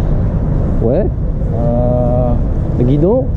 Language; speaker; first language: French; native; French